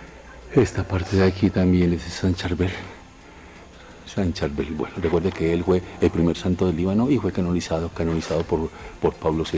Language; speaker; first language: Spanish; native; Spanish